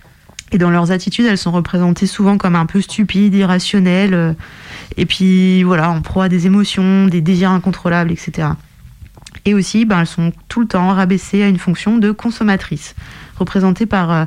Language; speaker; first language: French; native; French